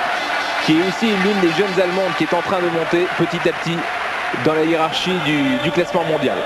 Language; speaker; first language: French; native; French